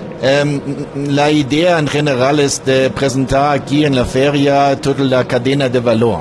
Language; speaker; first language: Spanish; non-native, learner; German